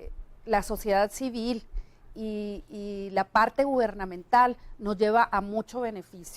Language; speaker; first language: Spanish; native; Spanish